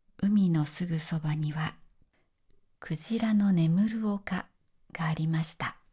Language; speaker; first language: Japanese; native; Japanese